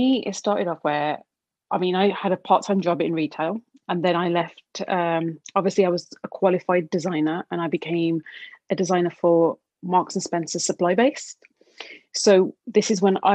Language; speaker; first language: English; native; English